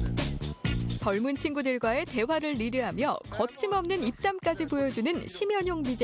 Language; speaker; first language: Korean; native; Korean